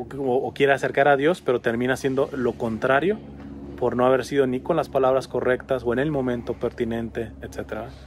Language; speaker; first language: Spanish; native; Spanish